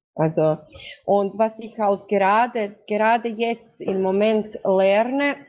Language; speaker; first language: German; non-native, fluent; Croatian